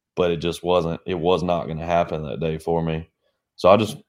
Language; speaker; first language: English; native; English